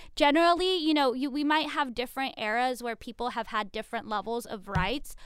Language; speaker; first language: English; native; English